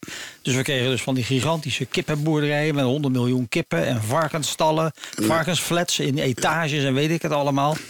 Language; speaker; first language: Dutch; native; Dutch